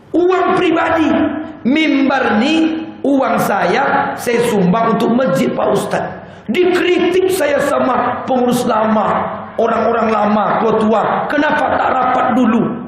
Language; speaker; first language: Malay; native; Malay